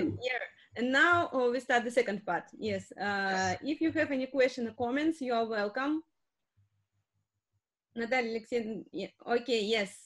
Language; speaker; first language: English; non-native, fluent; Russian